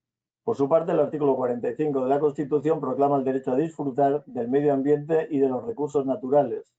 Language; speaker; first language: Spanish; native; Spanish